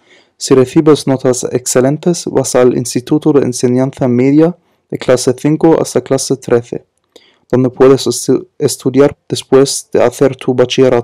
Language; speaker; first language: Spanish; non-native, learner; German